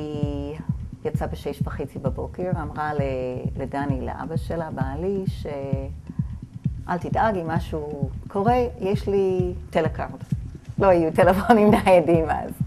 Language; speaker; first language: Hebrew; non-native, fluent; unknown